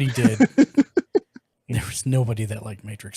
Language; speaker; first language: English; native; English